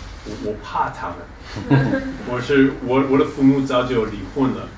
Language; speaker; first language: Chinese; non-native, fluent; English